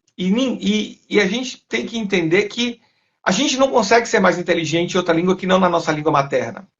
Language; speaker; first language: Portuguese; native; Portuguese